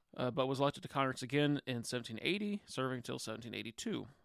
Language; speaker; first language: English; native; English